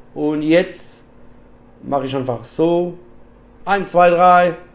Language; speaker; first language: German; non-native, learner; French